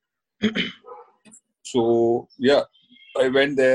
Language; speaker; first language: English; non-native, local second language; Hindi